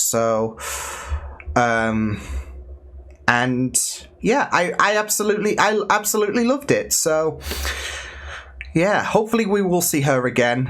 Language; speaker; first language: English; native; English